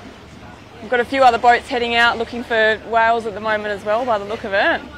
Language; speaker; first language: English; native; English